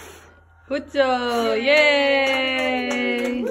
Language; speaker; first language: Dutch; non-native, fluent; Filipino